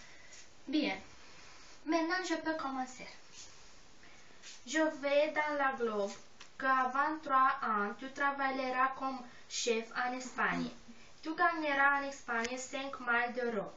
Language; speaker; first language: French; non-native, learner; Romanian